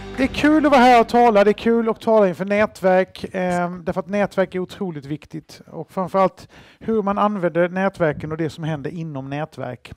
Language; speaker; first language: Swedish; native; Swedish